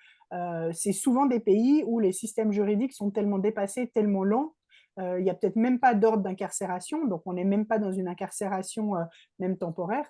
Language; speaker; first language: French; native; French